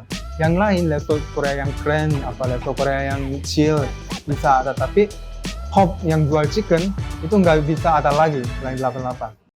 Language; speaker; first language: Indonesian; early bilingual, other home language; Korean